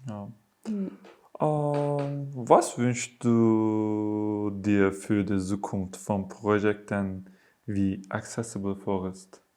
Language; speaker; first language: German; non-native, learner; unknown